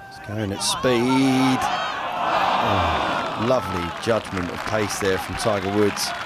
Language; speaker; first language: English; native; English